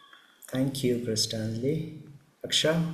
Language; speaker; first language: Hindi; native; Hindi